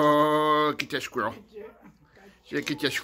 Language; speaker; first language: English; native; English